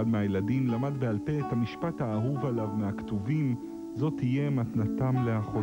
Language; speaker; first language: Hebrew; native; Hebrew